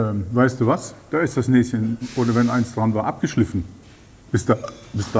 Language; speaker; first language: German; native; German